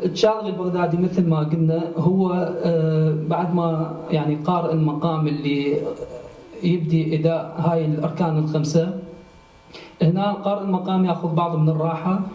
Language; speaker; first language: Arabic; native; Arabic